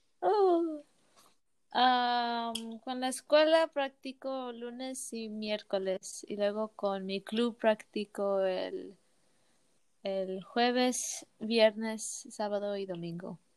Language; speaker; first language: Spanish; early bilingual, heritage; Spanish